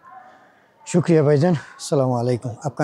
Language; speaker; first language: Hindi; non-native, learner; Bangla